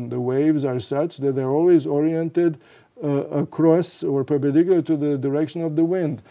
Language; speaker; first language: English; non-native, fluent; Romanian